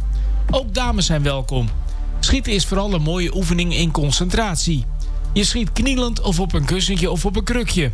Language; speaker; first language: Dutch; native; Dutch